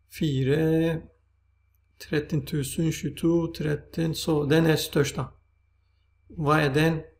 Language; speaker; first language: Swedish; non-native, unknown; Turkish